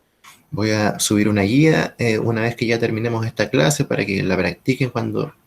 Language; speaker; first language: Spanish; native; Spanish